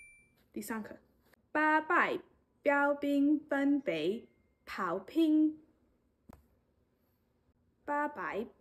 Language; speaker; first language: Chinese; non-native, learner; English